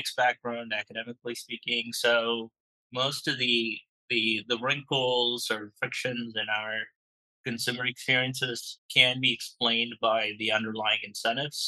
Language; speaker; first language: English; non-native, local second language; Malayalam